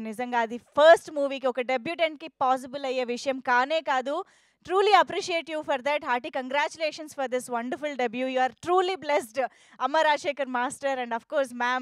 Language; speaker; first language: Telugu; native; Telugu